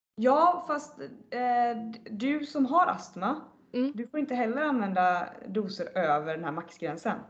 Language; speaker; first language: Swedish; native; Swedish